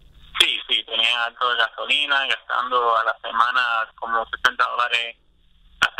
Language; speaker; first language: Spanish; early bilingual, other home language; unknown